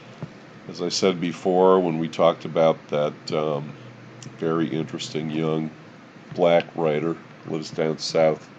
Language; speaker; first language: English; native; English